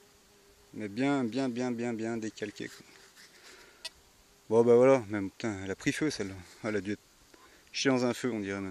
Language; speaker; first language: French; native; French